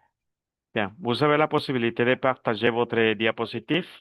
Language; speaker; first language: French; non-native, fluent; Spanish